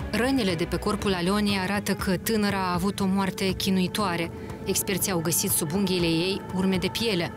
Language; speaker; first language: Romanian; native; Romanian